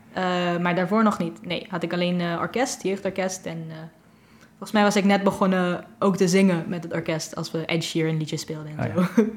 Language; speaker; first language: Dutch; non-native, local second language; Papiamento